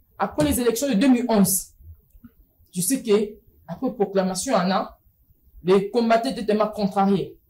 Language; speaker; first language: French; non-native, local second language; Lingala